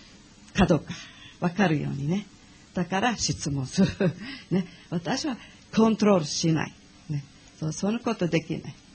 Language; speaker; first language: Japanese; non-native, learner; English